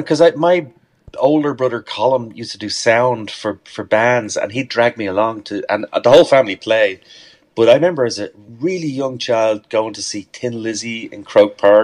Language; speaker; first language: English; native; English